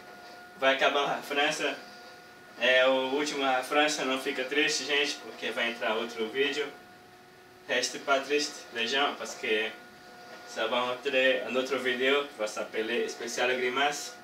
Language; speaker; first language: Portuguese; early bilingual, heritage; Portuguese